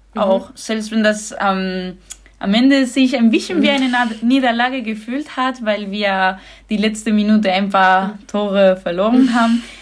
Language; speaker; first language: German; non-native, fluent; Spanish